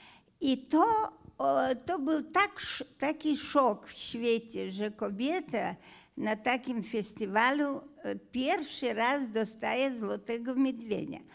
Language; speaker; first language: Polish; non-native, fluent; Hungarian